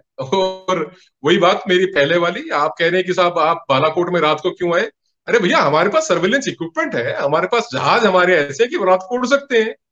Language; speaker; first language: Hindi; native; Hindi